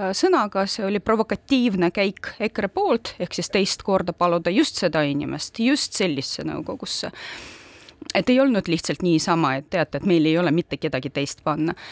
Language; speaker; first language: Estonian; non-native, local second language; Russian